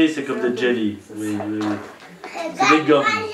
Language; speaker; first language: French; native; French